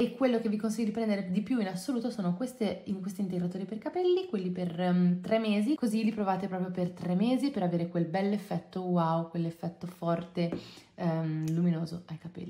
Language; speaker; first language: Italian; native; Italian